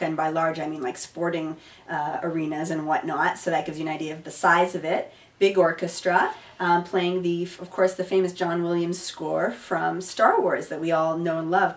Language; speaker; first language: English; native; English